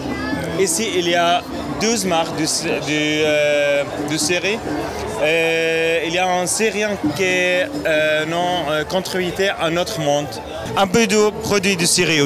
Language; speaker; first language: French; non-native, learner; Arabic